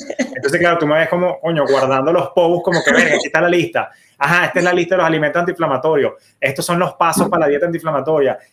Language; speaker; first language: Spanish; native; Spanish